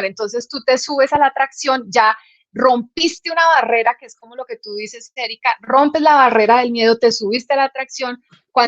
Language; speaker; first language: Spanish; native; Spanish